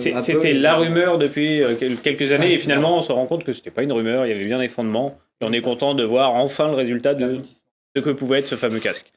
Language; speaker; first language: French; native; French